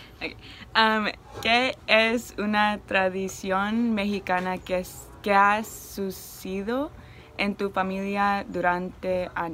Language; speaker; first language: Spanish; non-native, learner; English